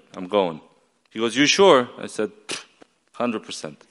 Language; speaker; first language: English; non-native, fluent; Ukrainian